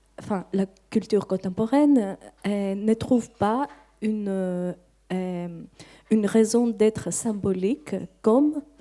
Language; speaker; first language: French; non-native, fluent; Greek